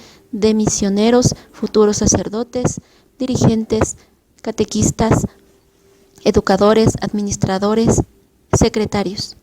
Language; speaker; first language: Spanish; native; Spanish